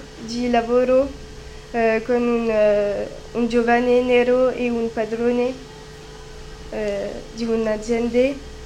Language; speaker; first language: Italian; non-native, learner; French